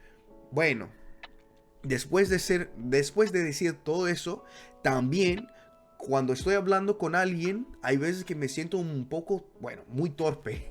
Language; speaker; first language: Spanish; non-native, fluent; English